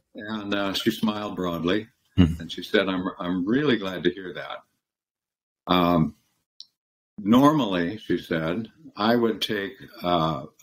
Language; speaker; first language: English; native; English